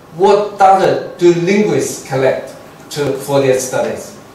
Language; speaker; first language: English; non-native, fluent; Chinese